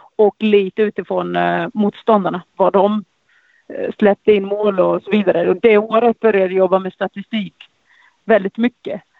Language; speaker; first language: Swedish; non-native, fluent; Icelandic